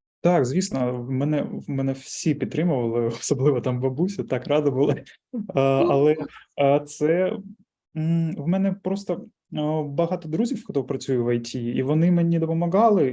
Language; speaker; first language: Ukrainian; non-native, local second language; Russian